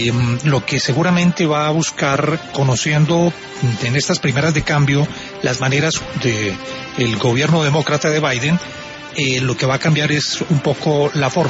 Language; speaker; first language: Spanish; native; Spanish